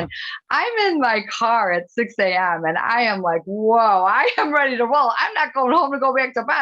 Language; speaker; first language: English; native; English